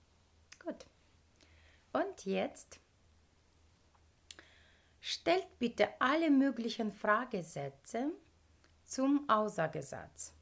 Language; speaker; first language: German; non-native, fluent; Ukrainian